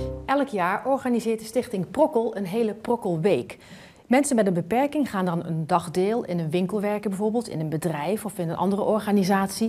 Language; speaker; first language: Dutch; native; Dutch